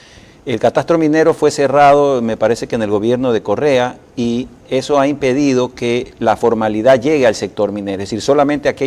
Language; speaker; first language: Spanish; native; Spanish